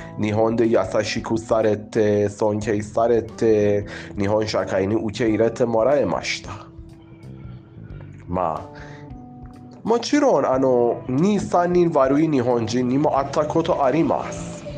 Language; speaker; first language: Japanese; non-native, fluent; Persian